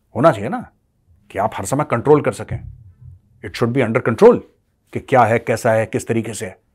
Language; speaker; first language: Hindi; native; Hindi